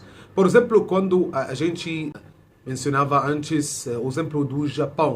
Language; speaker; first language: Portuguese; non-native, fluent; Arabic